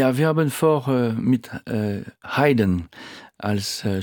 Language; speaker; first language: German; non-native, fluent; French